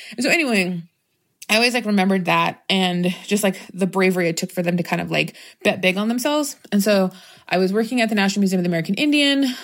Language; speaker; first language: English; native; English